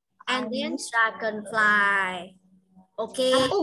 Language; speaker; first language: English; non-native, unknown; Indonesian